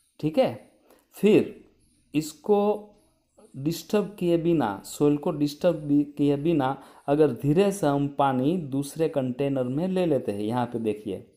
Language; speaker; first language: Hindi; non-native, local second language; Gujarati